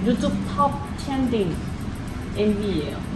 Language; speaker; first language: Korean; non-native, fluent; Vietnamese